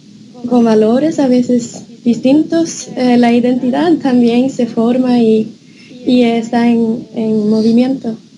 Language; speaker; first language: Spanish; non-native, fluent; Norwegian